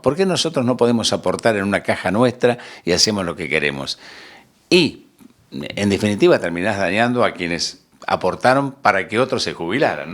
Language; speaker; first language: Spanish; native; Spanish